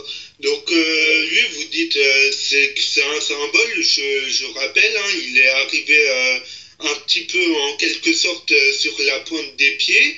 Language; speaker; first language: French; native; French